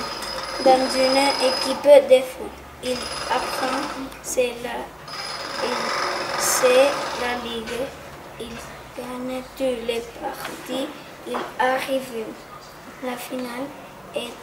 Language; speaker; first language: French; non-native, learner; Catalan